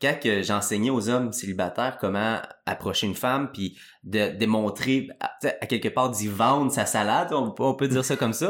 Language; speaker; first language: French; native; French